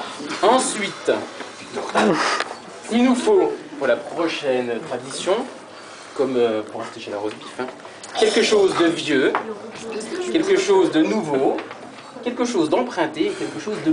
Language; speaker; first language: French; native; French